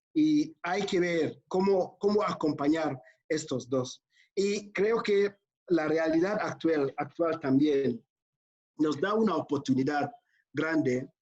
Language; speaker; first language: Spanish; non-native, fluent; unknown